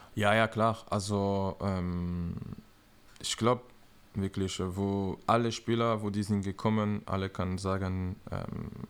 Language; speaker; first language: German; non-native, learner; French